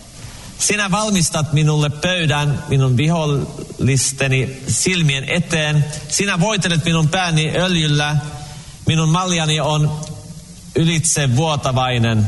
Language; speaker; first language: Finnish; early bilingual, heritage; Finnish